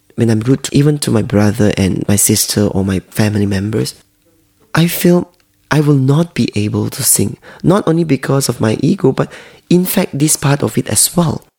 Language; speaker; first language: English; non-native, local second language; Hakka Chinese